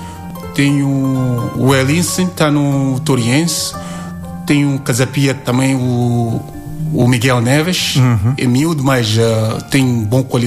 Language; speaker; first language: Portuguese; non-native, learner; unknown